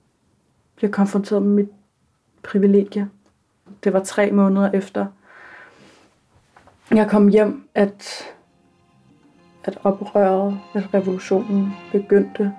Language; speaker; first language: Danish; early bilingual, other home language; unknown